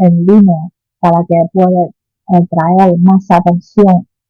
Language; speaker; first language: Spanish; non-native, fluent; Chinese